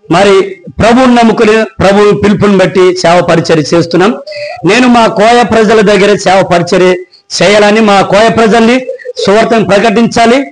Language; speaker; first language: Telugu; non-native, local second language; Koya